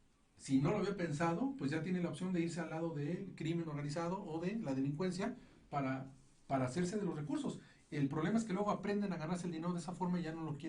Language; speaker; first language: Spanish; native; Spanish